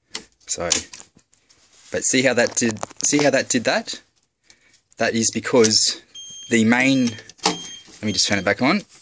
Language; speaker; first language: English; native; English